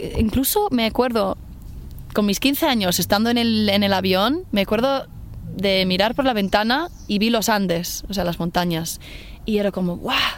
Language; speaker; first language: Spanish; non-native, fluent; English